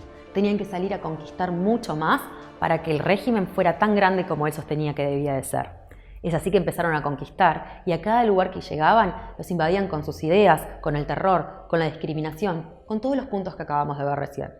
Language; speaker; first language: Spanish; native; Spanish